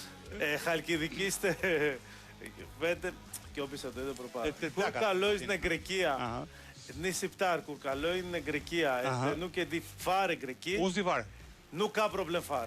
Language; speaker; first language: Albanian; non-native, learner; Greek